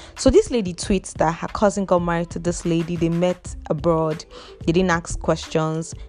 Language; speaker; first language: English; non-native, local second language; Igbo